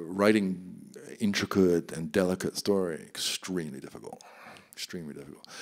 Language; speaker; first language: English; native; English